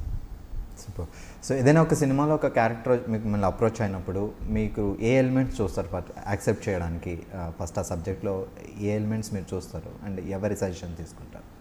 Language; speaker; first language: Telugu; native; Telugu